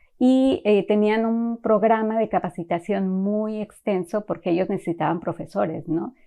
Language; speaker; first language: Spanish; native; Spanish